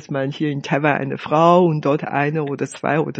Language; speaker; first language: German; non-native, fluent; Chinese